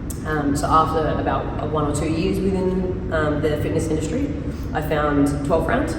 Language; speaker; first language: English; native; English